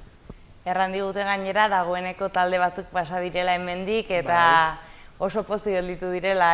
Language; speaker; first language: Basque; native; Basque